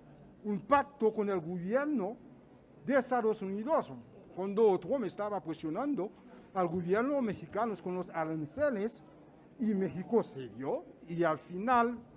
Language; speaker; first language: Spanish; non-native, fluent; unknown